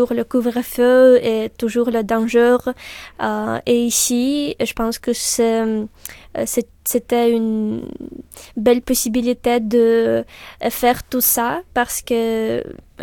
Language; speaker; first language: French; non-native, fluent; Ukrainian